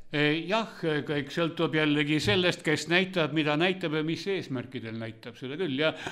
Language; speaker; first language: Estonian; non-native, local second language; Russian